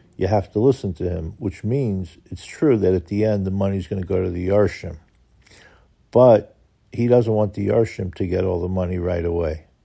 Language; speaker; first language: English; native; English